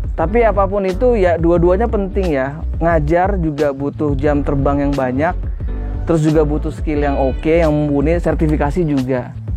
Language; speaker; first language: Indonesian; native; Indonesian